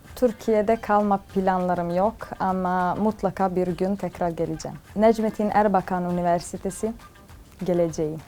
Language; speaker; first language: Turkish; non-native, fluent; Serbian